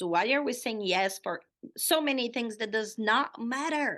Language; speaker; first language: English; non-native, fluent; Portuguese